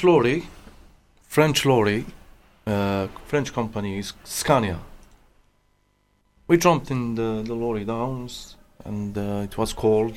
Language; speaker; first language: English; non-native, learner; Arabic